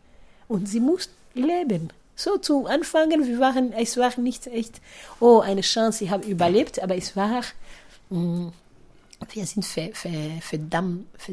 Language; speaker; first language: German; non-native, fluent; Kinyarwanda